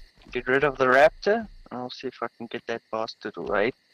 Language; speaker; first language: English; non-native, local second language; Afrikaans